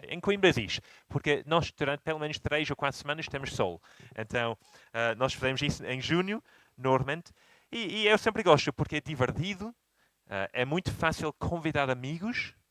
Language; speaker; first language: Portuguese; non-native, fluent; English